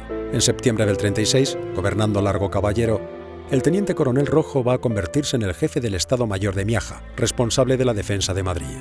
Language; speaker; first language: Spanish; native; Spanish